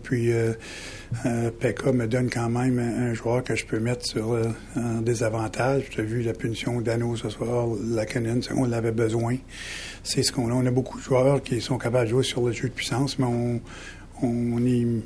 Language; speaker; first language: French; native; French